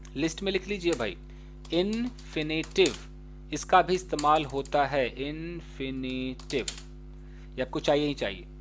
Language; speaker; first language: Hindi; native; Hindi